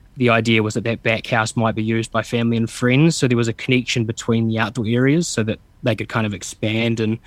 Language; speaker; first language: English; native; English